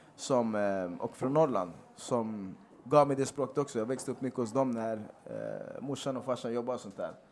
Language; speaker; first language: Swedish; native; Swedish